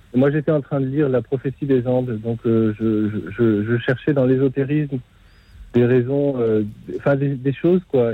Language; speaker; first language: French; native; French